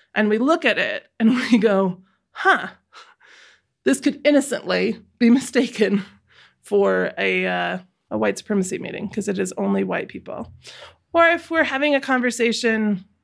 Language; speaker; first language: English; native; English